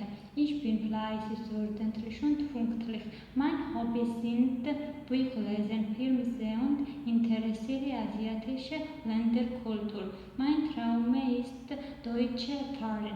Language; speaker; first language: German; non-native, learner; Georgian